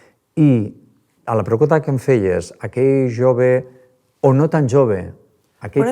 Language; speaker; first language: Catalan; native; Catalan